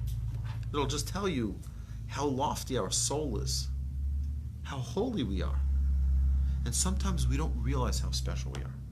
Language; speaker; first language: English; native; English